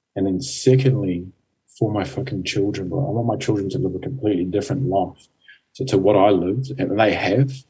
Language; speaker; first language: English; native; English